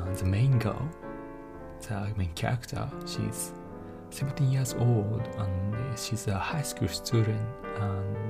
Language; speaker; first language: English; non-native, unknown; Japanese